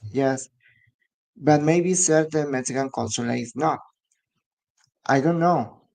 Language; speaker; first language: English; non-native, learner; Spanish